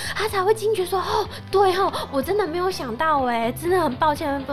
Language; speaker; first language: Chinese; non-native, local second language; Hakka Chinese